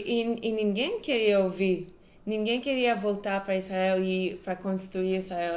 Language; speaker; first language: Portuguese; non-native, fluent; Hebrew